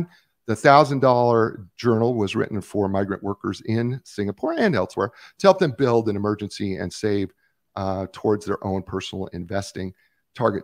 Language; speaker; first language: English; native; English